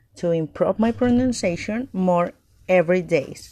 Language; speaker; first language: English; non-native, learner; Spanish